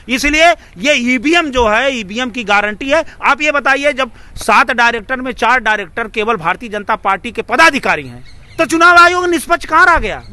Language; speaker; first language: Hindi; native; Hindi